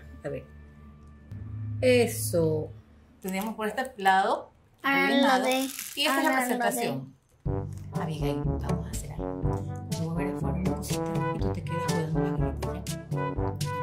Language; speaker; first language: Spanish; native; Spanish